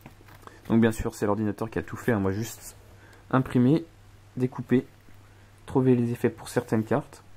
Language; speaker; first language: French; native; French